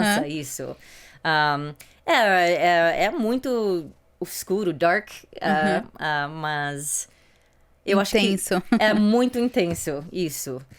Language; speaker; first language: Portuguese; early bilingual, heritage; English